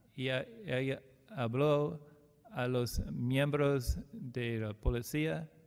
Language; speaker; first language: Spanish; non-native, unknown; English